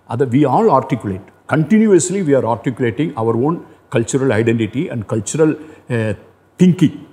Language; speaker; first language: Tamil; native; Tamil